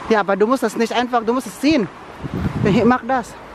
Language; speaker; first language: German; non-native, learner; Filipino